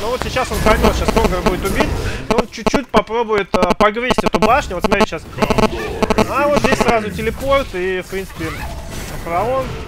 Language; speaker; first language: Russian; native; Russian